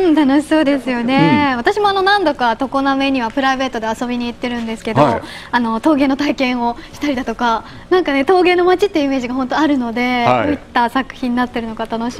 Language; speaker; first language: Japanese; native; Japanese